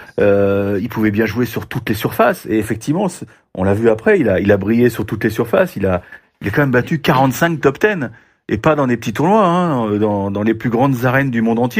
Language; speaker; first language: French; native; French